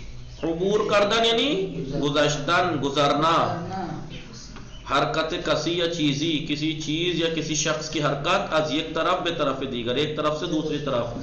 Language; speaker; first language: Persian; non-native, fluent; Urdu